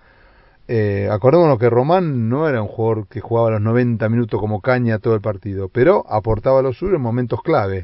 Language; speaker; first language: Spanish; native; Spanish